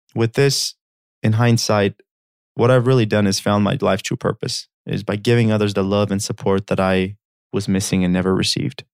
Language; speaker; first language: English; early bilingual, other home language; Armenian